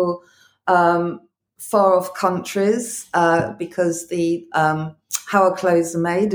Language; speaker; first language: English; native; English